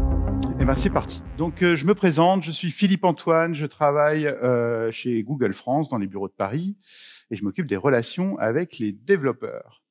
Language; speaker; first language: French; native; French